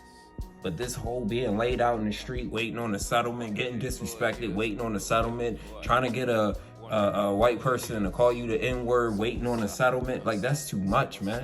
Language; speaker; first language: English; native; English